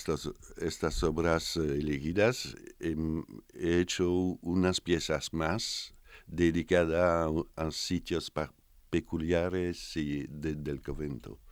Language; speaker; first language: Spanish; non-native, fluent; French